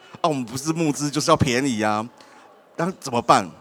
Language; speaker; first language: Chinese; native; Chinese